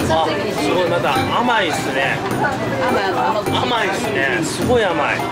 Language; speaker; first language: Japanese; native; Japanese